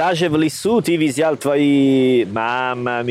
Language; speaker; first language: Russian; non-native, learner; Italian